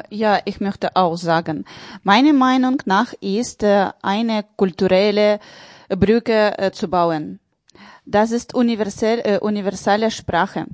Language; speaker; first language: German; non-native, learner; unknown